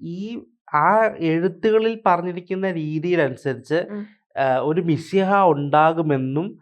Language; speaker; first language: Malayalam; native; Malayalam